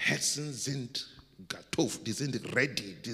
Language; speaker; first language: German; non-native, learner; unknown